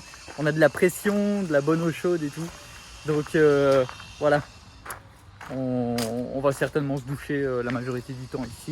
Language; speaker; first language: French; native; French